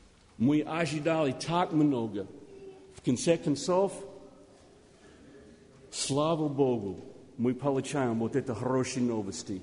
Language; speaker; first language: Russian; non-native, learner; English